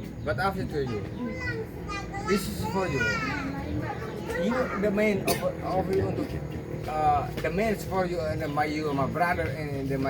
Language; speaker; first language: English; non-native, learner; Indonesian